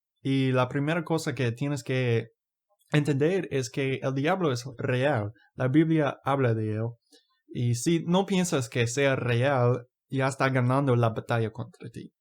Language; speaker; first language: Spanish; non-native, fluent; English